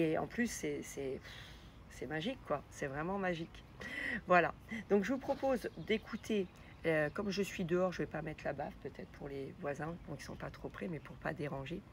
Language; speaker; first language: French; native; French